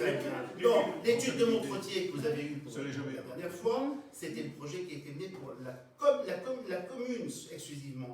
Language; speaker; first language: French; native; French